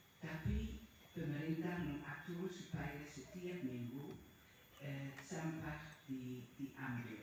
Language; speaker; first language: Indonesian; non-native, fluent; Dutch